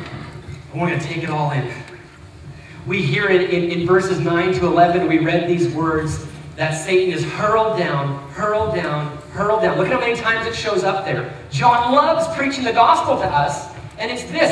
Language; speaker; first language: English; native; English